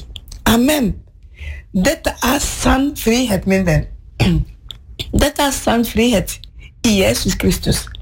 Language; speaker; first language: Norwegian; non-native, fluent; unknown